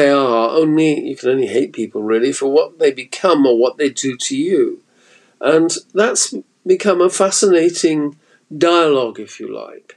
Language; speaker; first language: English; native; English